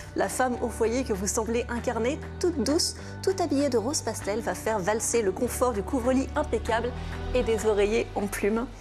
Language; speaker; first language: French; native; French